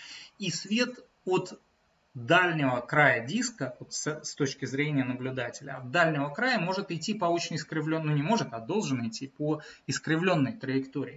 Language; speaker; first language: Russian; native; Russian